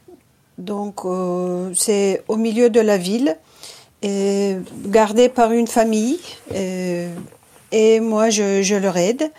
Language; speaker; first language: French; non-native, fluent; Turkish